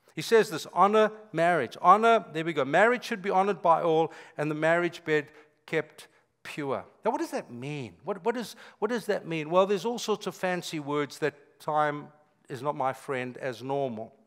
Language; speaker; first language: English; native; English